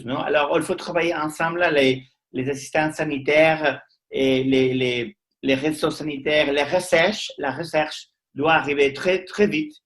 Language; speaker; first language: French; non-native, learner; Spanish